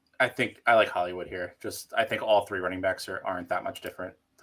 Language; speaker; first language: English; native; English